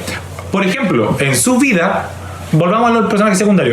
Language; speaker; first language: Spanish; native; Spanish